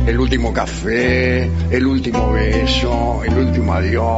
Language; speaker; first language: Spanish; native; Spanish